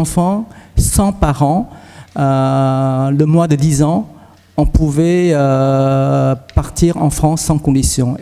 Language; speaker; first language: French; early bilingual, other home language; Vietnamese